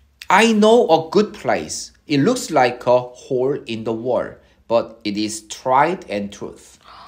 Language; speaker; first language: English; non-native, fluent; Korean